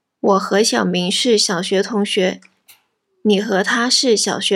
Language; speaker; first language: Chinese; non-native, fluent; Japanese